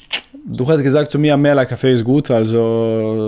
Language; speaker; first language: German; non-native, learner; Croatian